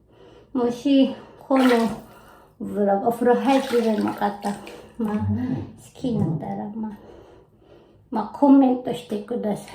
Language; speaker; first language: Japanese; non-native, learner; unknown